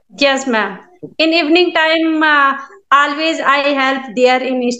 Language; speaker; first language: English; non-native, learner; Hindi